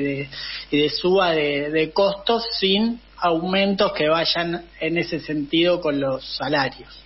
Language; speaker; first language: Spanish; native; Spanish